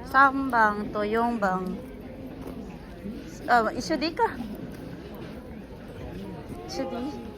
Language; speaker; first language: Japanese; non-native, learner; Filipino